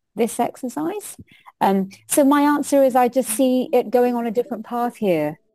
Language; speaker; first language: English; non-native, local second language; Hindi